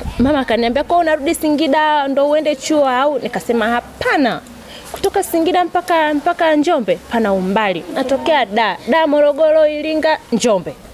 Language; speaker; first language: Swahili; native; Swahili